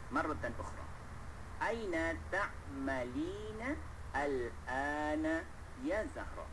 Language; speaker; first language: Arabic; non-native, fluent; Malay